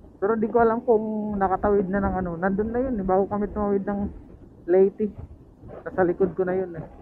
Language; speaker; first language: Filipino; non-native, local second language; Waray